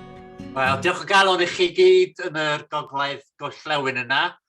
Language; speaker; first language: Welsh; non-native, fluent; English